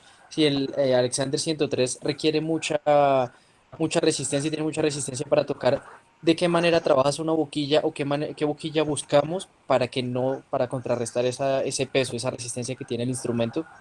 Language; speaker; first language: Spanish; native; Spanish